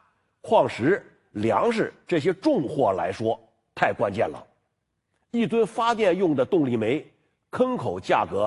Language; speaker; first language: Chinese; native; Chinese